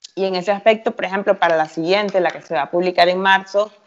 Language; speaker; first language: Spanish; native; Spanish